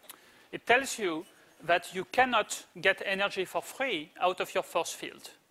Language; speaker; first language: English; native; English